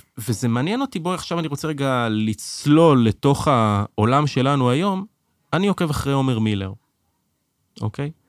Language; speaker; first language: Hebrew; native; Hebrew